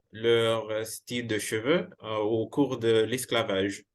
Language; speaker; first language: French; non-native, fluent; English